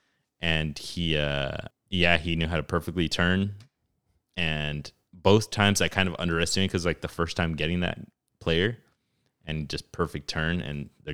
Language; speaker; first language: English; early bilingual, other home language; Spanish